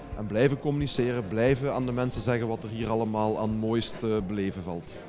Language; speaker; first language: Dutch; native; Dutch